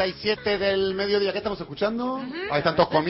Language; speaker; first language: Spanish; native; Spanish